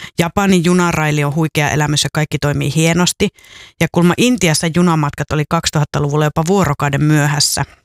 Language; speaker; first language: Finnish; native; Finnish